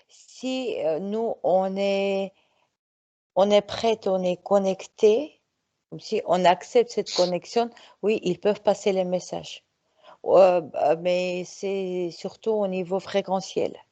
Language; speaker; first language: French; non-native, fluent; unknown